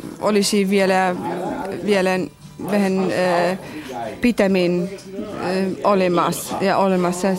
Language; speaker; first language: Finnish; non-native, fluent; German